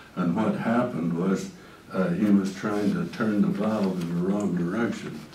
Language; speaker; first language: English; native; English